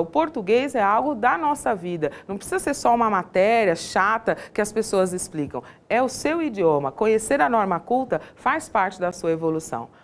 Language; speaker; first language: Portuguese; native; Portuguese